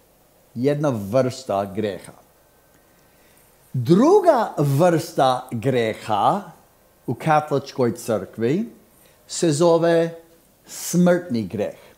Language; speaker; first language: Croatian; non-native, fluent; English